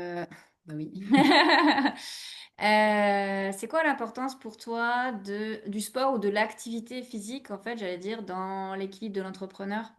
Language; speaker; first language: French; native; French